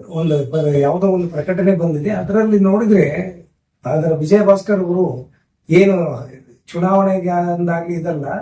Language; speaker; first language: Kannada; native; Kannada